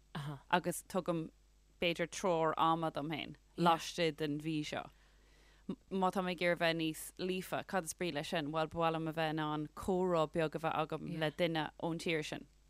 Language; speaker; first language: Irish; non-native, local second language; English